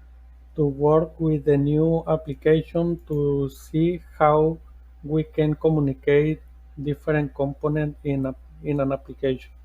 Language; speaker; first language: English; non-native, learner; Spanish